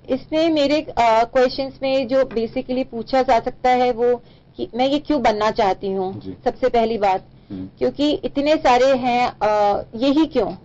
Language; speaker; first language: Hindi; native; Hindi